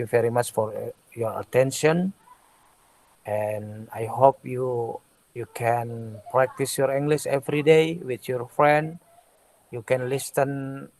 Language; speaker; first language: English; non-native, learner; Indonesian